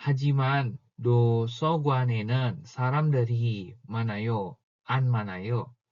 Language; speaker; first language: Korean; non-native, fluent; Indonesian